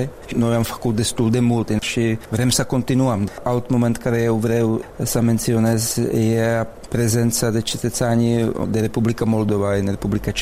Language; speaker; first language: Romanian; non-native, learner; Czech